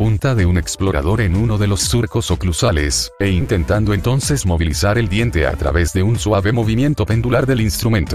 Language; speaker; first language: Spanish; native; Spanish